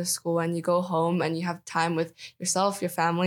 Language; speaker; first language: English; non-native, local second language; Cantonese